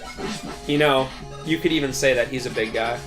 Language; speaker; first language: English; native; English